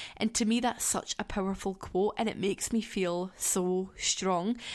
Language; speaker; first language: English; native; English